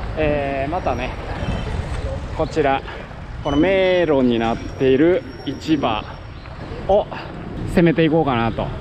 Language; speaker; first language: Japanese; native; Japanese